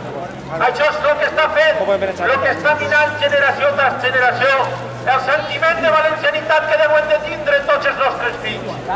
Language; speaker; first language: Catalan; native; Catalan